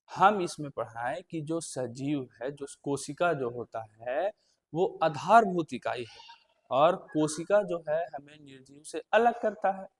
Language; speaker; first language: Hindi; native; Hindi